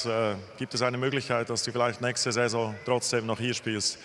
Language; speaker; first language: German; native; German